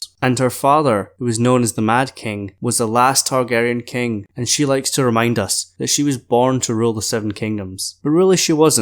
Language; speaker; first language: English; native; English